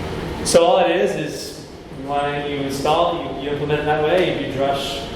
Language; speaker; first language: English; native; English